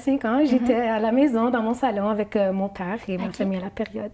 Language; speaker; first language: French; non-native, fluent; Arabic